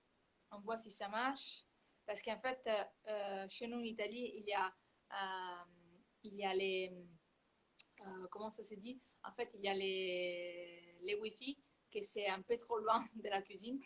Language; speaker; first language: French; non-native, fluent; Italian